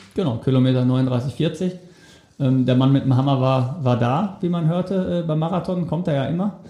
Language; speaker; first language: German; native; German